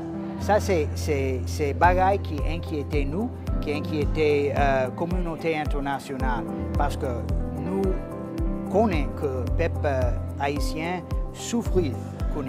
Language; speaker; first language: Haitian Creole; non-native, fluent; English